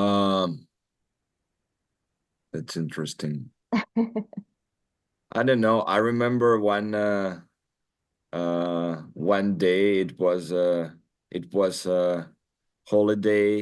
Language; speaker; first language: English; non-native, learner; Russian